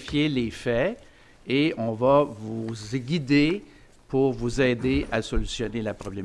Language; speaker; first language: French; native; French